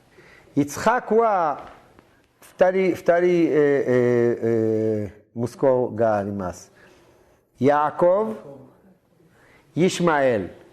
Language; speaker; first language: Japanese; non-native, learner; Hebrew